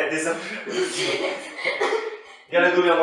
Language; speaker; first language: French; native; French